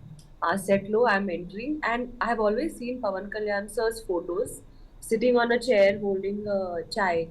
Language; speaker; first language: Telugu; non-native, learner; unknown